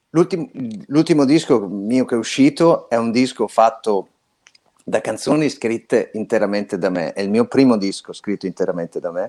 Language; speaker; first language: Italian; native; Italian